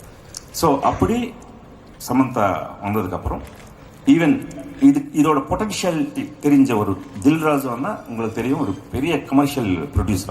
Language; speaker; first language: Tamil; non-native, fluent; Telugu